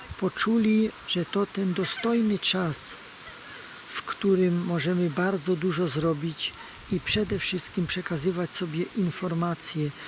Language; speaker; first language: Polish; native; Polish